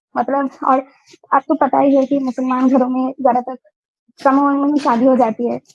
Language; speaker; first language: Hindi; non-native, local second language; Bangla